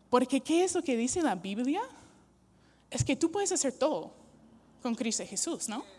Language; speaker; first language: Spanish; non-native, fluent; English